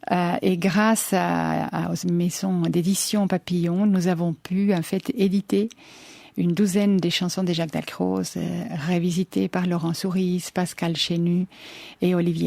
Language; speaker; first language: French; non-native, fluent; Spanish